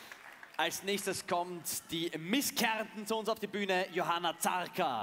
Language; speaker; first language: German; native; German